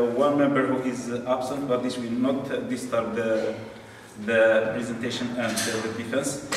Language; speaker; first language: English; non-native, fluent; Arabic